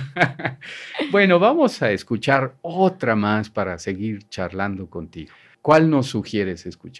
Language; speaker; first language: Spanish; native; Spanish